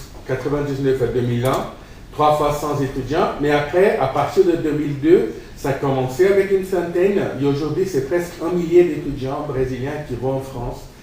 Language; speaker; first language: French; non-native, fluent; Portuguese